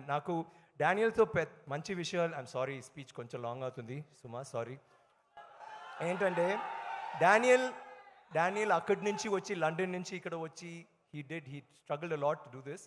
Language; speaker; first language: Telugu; non-native, learner; Tamil